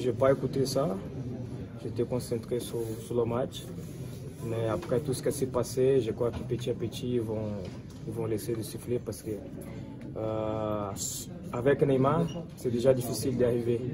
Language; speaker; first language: French; non-native, fluent; Portuguese